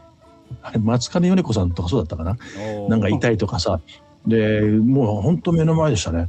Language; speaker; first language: Japanese; native; Japanese